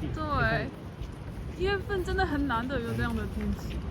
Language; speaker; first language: Chinese; non-native, fluent; Korean